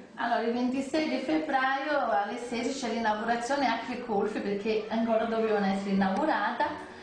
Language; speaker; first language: Italian; non-native, learner; Portuguese